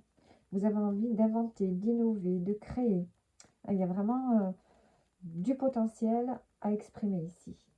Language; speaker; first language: French; native; French